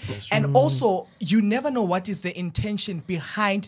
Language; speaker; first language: English; non-native, local second language; Southern Sotho